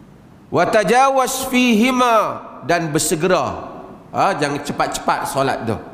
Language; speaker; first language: Malay; native; Malay